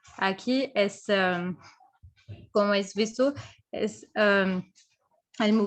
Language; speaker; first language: Spanish; non-native, fluent; Arabic